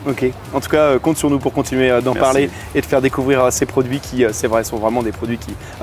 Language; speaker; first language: French; native; French